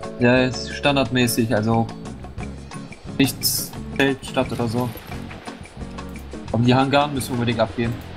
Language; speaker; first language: German; native; German